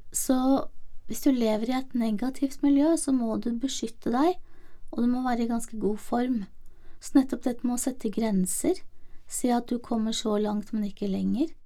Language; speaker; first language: Norwegian; native; Norwegian